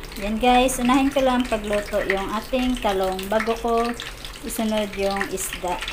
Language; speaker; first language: Filipino; non-native, local second language; Cebuano